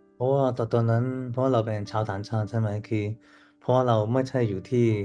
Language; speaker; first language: Thai; non-native, learner; Cantonese